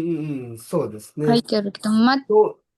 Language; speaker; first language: Japanese; non-native, fluent; Nepali